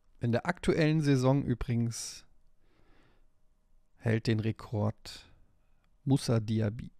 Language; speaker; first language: German; native; German